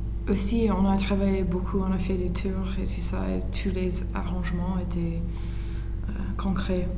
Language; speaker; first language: French; non-native, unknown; English